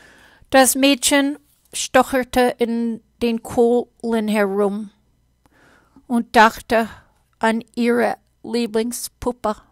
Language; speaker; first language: German; non-native, fluent; English